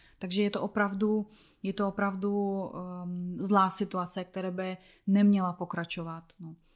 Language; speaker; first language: Czech; non-native, fluent; Russian